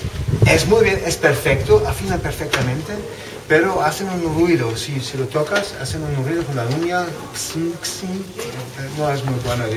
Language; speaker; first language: Spanish; non-native, fluent; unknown